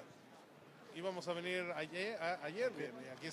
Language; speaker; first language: Spanish; native; Spanish